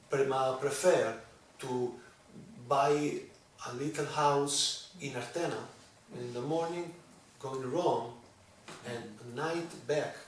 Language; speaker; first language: English; non-native, learner; Italian